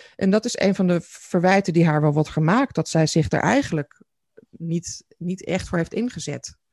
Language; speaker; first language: Dutch; native; Dutch